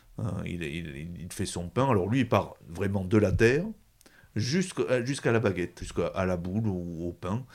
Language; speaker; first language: French; native; French